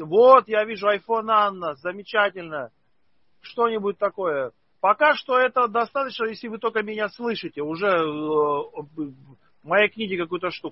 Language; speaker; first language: Russian; native; Russian